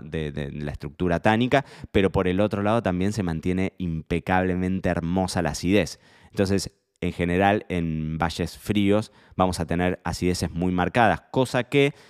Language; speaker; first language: Spanish; native; Spanish